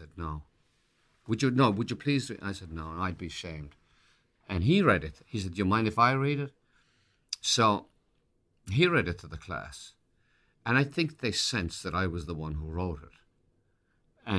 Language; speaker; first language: English; native; English